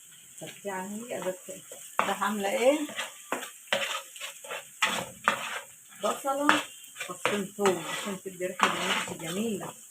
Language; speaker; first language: Arabic; native; Arabic